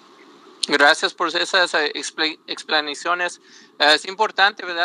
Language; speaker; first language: Spanish; early bilingual, heritage; Spanish